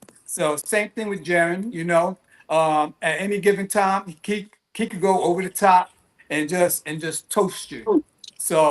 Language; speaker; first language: English; native; English